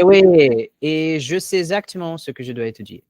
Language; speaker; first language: French; non-native, learner; Portuguese